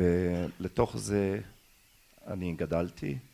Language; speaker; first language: Hebrew; non-native, local second language; German